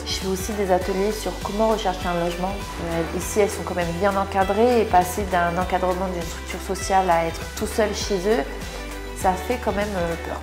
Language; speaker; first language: French; native; French